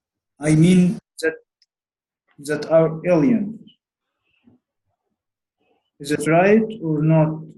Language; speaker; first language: English; non-native, learner; Arabic